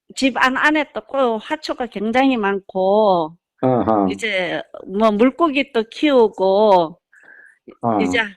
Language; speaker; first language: Korean; early bilingual, heritage; Korean